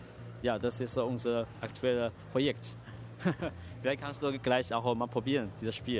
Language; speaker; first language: German; non-native, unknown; Chinese